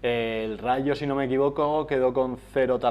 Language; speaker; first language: Spanish; native; Spanish